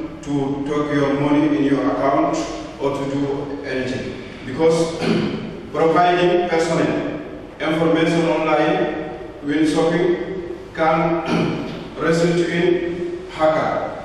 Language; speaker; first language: English; non-native, learner; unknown